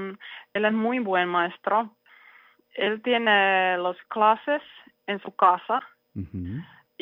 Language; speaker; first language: Spanish; non-native, learner; Finnish